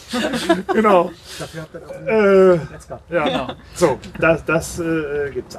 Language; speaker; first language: German; native; German